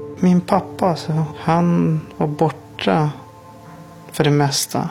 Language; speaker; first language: Swedish; non-native, fluent; Persian